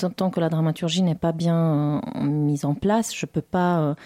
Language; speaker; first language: French; non-native, fluent; Romanian